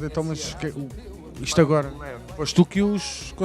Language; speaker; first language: Portuguese; native; Portuguese